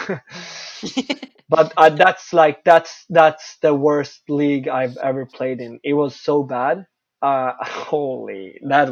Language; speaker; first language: English; non-native, fluent; Swedish